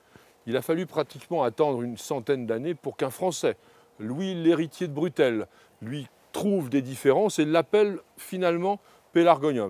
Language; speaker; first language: French; native; French